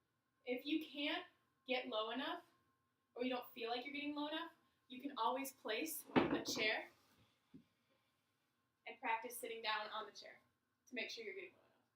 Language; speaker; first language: English; native; English